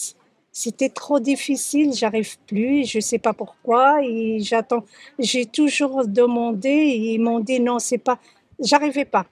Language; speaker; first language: French; early bilingual, other home language; Arabic